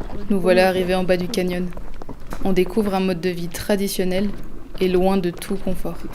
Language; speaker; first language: French; native; French